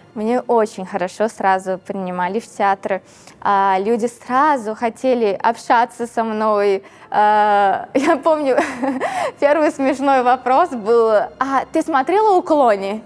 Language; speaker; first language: Russian; non-native, fluent; Portuguese